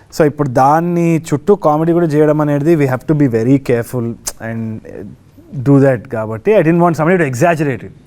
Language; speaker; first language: Telugu; native; Telugu